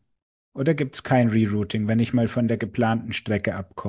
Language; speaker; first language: German; native; German